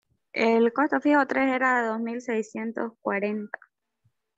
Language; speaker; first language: Spanish; native; Spanish